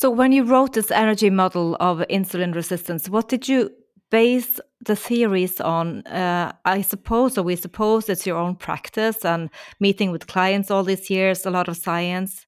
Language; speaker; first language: English; non-native, fluent; Norwegian